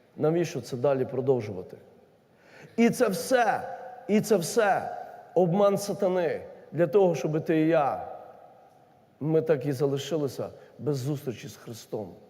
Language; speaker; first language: Ukrainian; native; Ukrainian